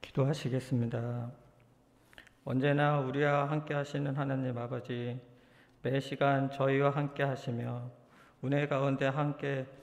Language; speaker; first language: Korean; native; Korean